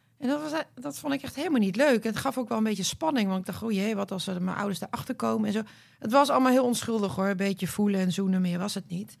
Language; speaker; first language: Dutch; early bilingual, other home language; Croatian